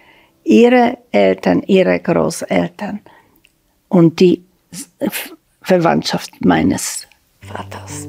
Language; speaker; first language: German; non-native, fluent; Slovak